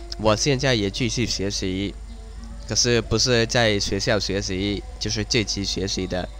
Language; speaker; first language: Chinese; non-native, fluent; Khmer